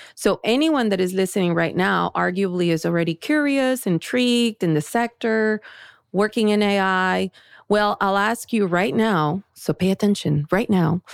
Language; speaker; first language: English; early bilingual, other home language; Spanish